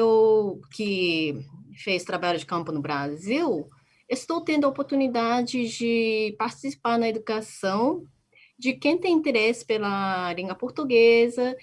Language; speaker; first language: Portuguese; non-native, fluent; Japanese